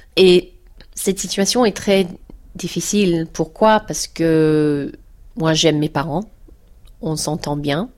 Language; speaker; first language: French; non-native, fluent; English